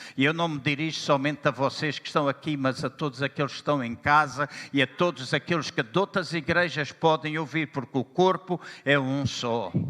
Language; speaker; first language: Portuguese; native; Portuguese